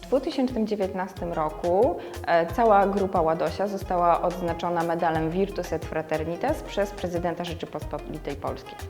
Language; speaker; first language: Polish; native; Polish